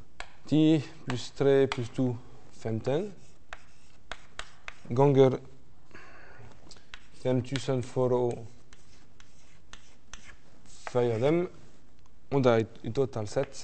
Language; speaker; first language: Norwegian; non-native, fluent; French